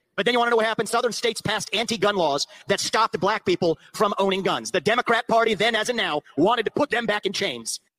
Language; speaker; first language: English; early bilingual, other home language; Hindi